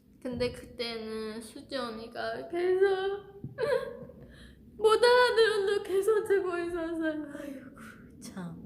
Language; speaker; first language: Korean; non-native, learner; Chinese